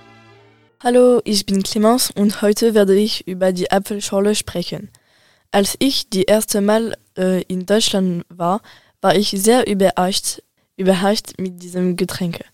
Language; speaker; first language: German; non-native, learner; French